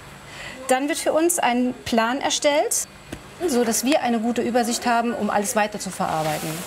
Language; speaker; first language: German; native; German